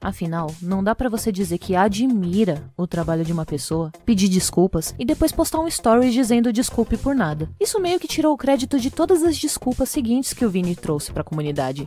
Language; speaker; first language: Portuguese; native; Portuguese